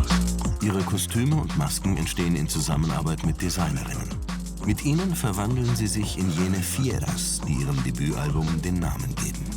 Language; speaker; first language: German; native; German